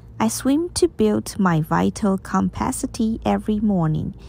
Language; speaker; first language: English; non-native, fluent; Chinese